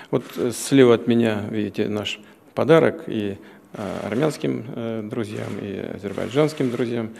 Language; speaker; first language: Russian; native; Russian